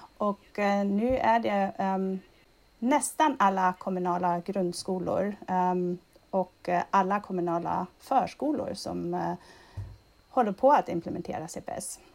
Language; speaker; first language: Swedish; non-native, fluent; German